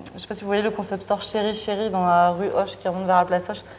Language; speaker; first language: French; native; French